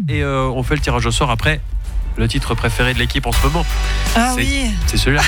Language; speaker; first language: French; native; French